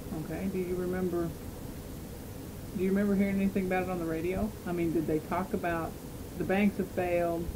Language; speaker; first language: English; native; English